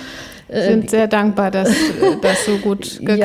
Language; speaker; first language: German; native; German